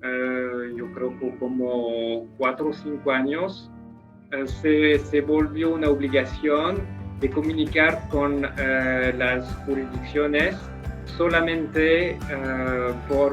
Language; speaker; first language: Spanish; non-native, fluent; French